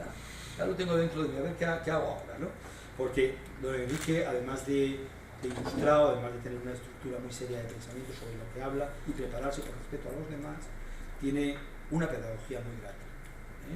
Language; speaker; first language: Spanish; native; Spanish